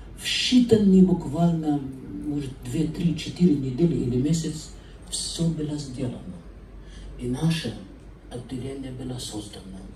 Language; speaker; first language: Russian; non-native, fluent; Arabic